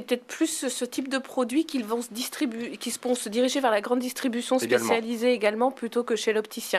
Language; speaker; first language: French; native; French